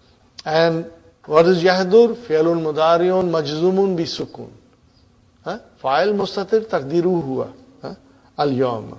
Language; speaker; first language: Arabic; non-native, fluent; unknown